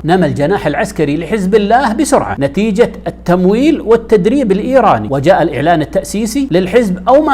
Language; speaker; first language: Arabic; native; Arabic